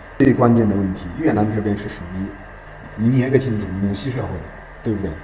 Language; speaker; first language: Chinese; native; Chinese